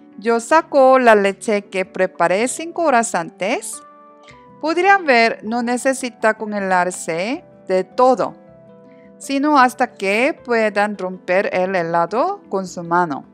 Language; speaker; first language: Spanish; non-native, learner; Korean